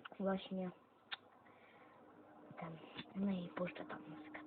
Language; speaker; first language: Polish; native; Polish